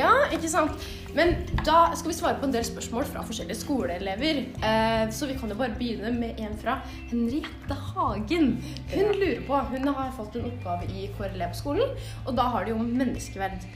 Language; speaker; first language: Norwegian; native; Norwegian